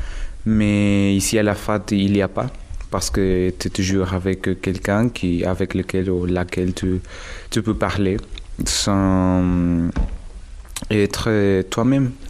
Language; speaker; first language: French; non-native, fluent; Spanish